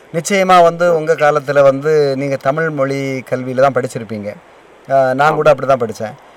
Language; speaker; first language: Tamil; native; Tamil